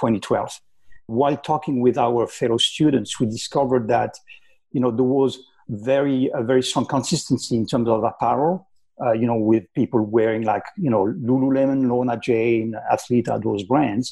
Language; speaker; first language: English; non-native, fluent; French